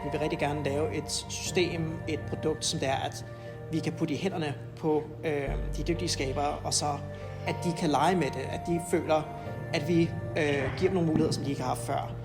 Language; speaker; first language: Danish; native; Danish